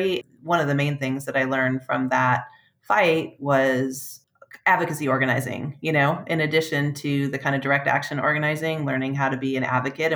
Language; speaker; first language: English; native; English